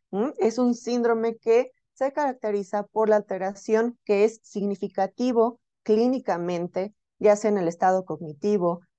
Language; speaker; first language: Spanish; native; Spanish